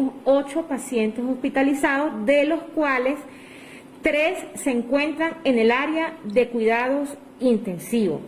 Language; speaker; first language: Spanish; native; Spanish